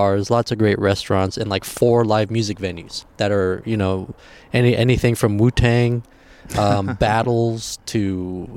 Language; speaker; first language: English; early bilingual, other home language; Spanish